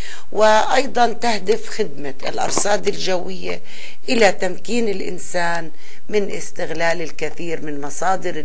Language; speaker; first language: Arabic; native; Arabic